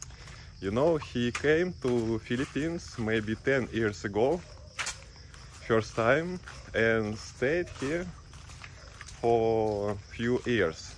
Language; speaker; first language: English; non-native, learner; Russian